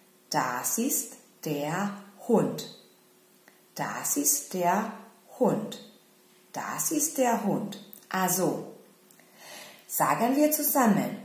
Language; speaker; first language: German; non-native, fluent; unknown